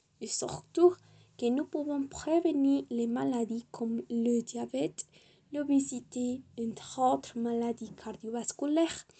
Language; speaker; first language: French; non-native, learner; Spanish